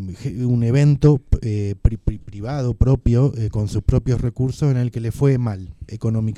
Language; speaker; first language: Spanish; native; Spanish